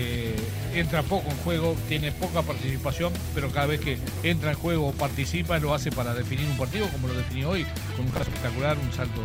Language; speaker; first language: Spanish; native; Spanish